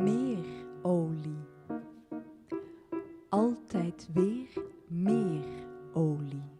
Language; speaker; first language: Dutch; native; Dutch